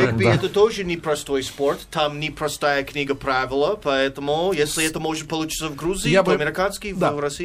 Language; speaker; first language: Russian; non-native, fluent; English